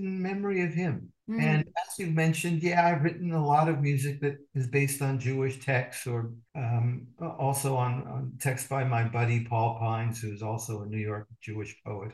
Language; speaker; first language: English; native; English